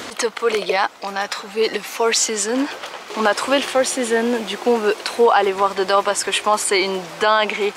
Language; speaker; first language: French; native; French